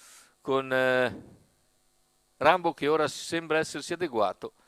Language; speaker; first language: Italian; native; Italian